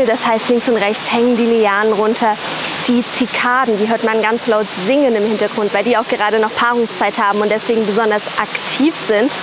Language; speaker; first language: German; native; German